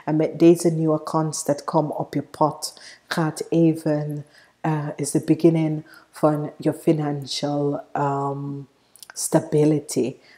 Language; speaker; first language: Dutch; non-native, fluent; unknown